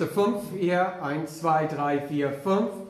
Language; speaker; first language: German; non-native, fluent; English